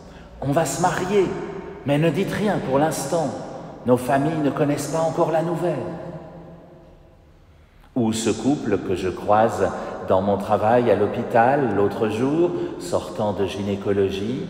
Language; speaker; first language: French; native; French